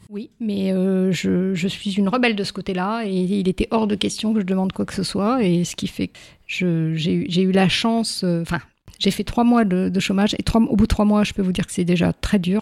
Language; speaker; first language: French; native; French